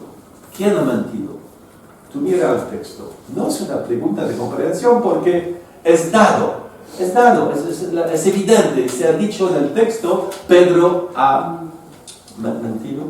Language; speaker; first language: Spanish; non-native, fluent; French